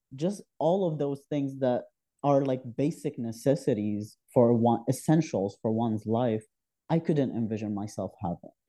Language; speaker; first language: English; non-native, fluent; Arabic